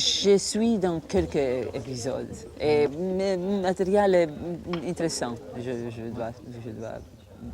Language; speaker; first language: French; non-native, fluent; Croatian